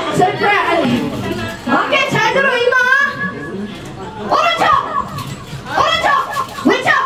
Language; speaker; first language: Korean; non-native, learner; Filipino